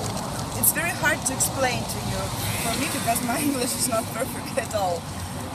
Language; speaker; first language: English; non-native, learner; Russian